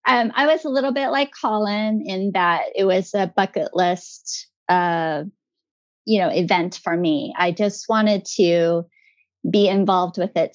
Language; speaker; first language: English; native; English